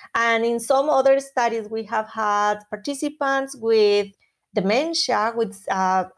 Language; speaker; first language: English; non-native, fluent; Spanish